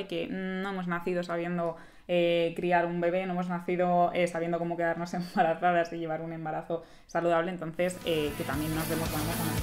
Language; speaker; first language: Spanish; native; Spanish